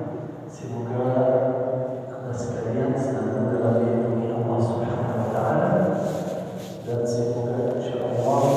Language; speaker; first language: Indonesian; non-native, learner; Arabic